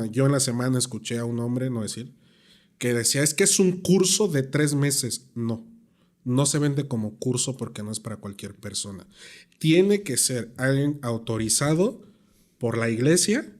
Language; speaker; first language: Spanish; native; Spanish